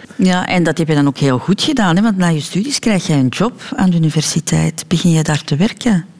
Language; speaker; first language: Dutch; native; Dutch